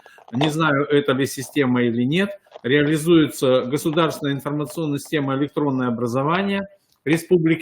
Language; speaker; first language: Russian; native; Russian